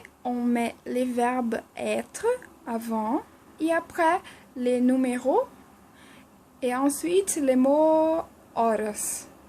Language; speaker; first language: French; non-native, fluent; Portuguese